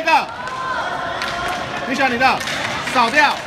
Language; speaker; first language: Chinese; native; Chinese